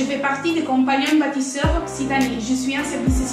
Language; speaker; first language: French; non-native, fluent; Italian